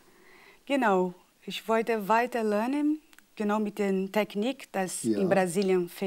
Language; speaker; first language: German; non-native, fluent; Portuguese